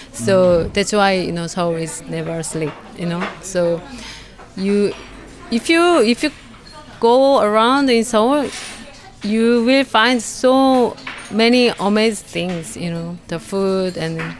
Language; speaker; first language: English; non-native, learner; Korean